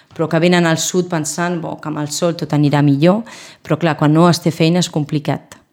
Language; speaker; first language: Catalan; non-native, local second language; Spanish